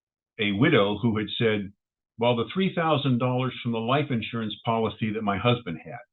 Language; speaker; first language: English; native; English